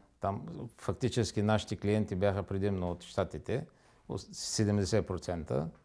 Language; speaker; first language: Bulgarian; native; Bulgarian